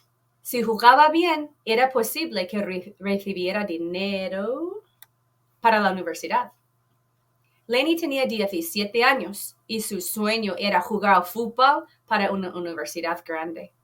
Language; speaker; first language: Spanish; non-native, fluent; English